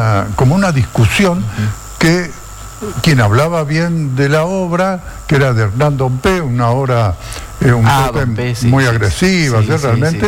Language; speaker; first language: Spanish; native; Spanish